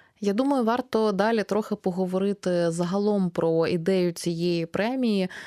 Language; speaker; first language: Ukrainian; native; Ukrainian